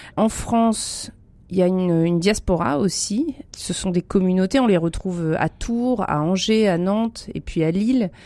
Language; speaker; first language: French; native; French